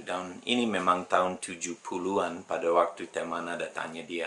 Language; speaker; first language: Indonesian; non-native, fluent; English